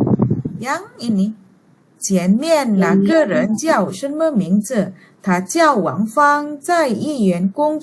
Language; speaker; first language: Chinese; non-native, fluent; Indonesian